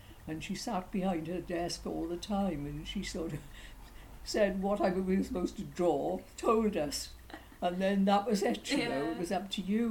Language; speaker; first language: English; native; English